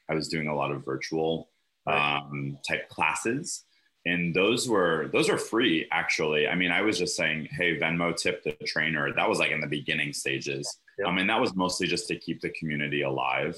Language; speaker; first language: English; native; English